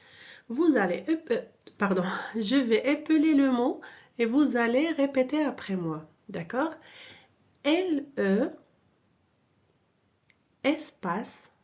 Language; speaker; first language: French; non-native, local second language; Arabic